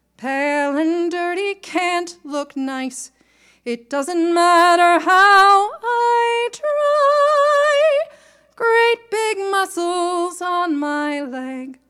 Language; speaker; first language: English; native; English